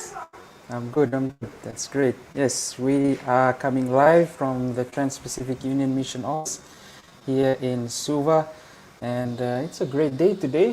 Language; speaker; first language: English; non-native, local second language; Fijian